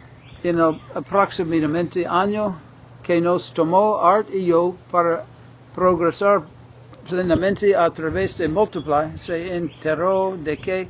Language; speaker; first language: Spanish; non-native, fluent; English